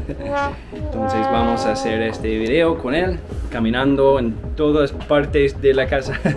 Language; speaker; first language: Spanish; non-native, learner; English